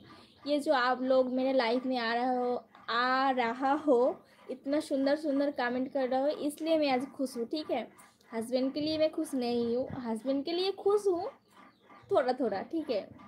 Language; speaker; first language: Hindi; non-native, local second language; Bangla